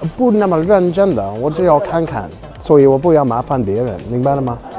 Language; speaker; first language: Chinese; non-native, fluent; English